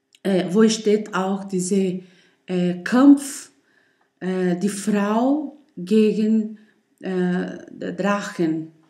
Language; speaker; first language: German; non-native, learner; Portuguese